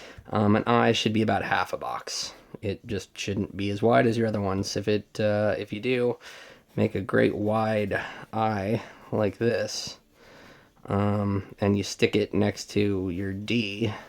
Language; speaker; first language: English; native; English